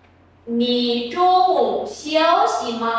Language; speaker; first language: Chinese; non-native, fluent; Vietnamese